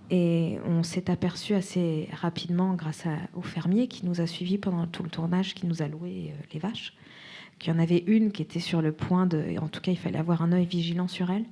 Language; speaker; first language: French; native; French